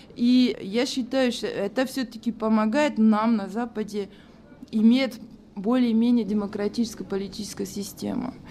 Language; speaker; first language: Russian; non-native, fluent; French